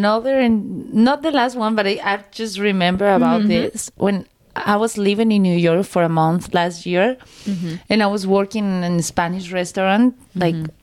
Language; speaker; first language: English; non-native, learner; Spanish